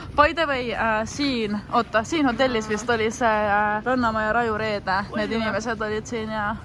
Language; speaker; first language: Estonian; native; Estonian